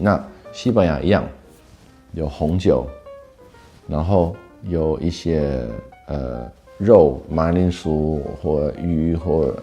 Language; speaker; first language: Chinese; non-native, fluent; Dutch